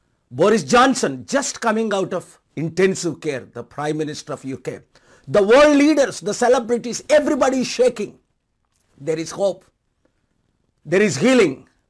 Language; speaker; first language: English; non-native, local second language; Telugu